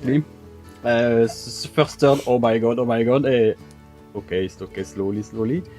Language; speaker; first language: English; non-native, learner; French